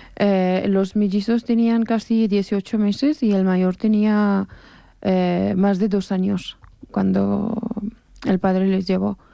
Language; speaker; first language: Spanish; non-native, fluent; Persian